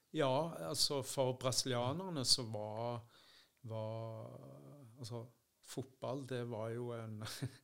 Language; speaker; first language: Norwegian; early bilingual, other home language; Dutch